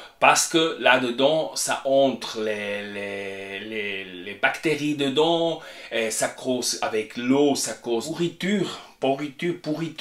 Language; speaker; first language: French; non-native, fluent; Spanish